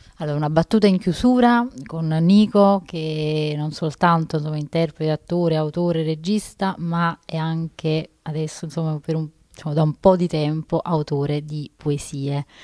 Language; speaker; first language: Italian; native; Italian